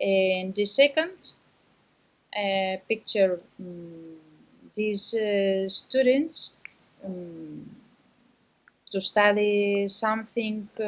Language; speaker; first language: English; non-native, learner; Spanish